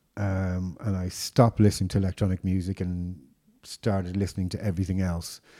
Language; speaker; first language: English; native; English